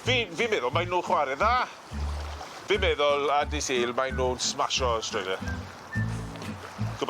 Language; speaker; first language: Welsh; non-native, learner; English